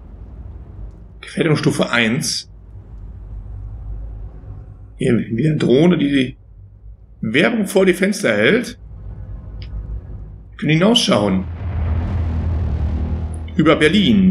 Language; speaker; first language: German; native; German